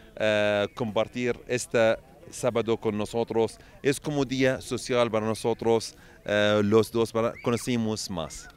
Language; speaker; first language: Spanish; non-native, learner; Arabic